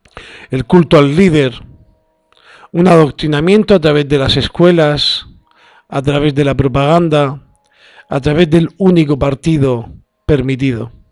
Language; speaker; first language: Spanish; native; Spanish